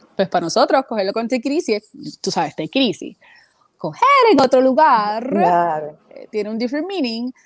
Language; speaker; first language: Spanish; native; Spanish